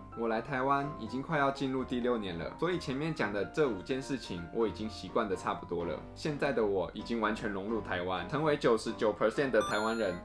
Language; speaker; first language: Chinese; non-native, fluent; Korean